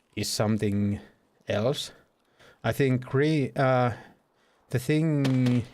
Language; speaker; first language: English; non-native, fluent; Finnish